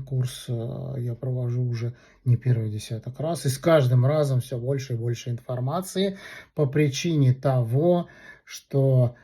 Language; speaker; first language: Russian; native; Russian